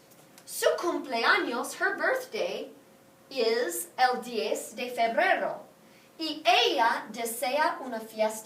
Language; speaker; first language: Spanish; non-native, fluent; English